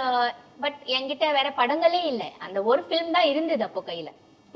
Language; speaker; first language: Tamil; non-native, fluent; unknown